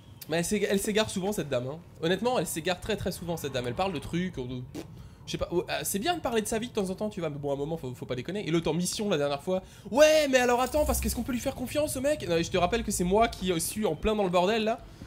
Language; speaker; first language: French; native; French